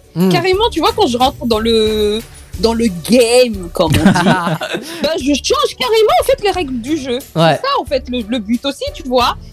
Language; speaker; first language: French; non-native, local second language; Malagasy